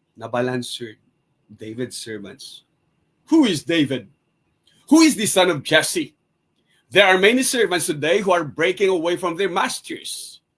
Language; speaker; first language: English; non-native, local second language; Filipino